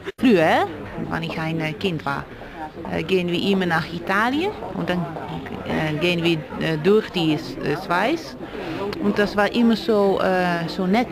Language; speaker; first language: German; non-native, learner; Dutch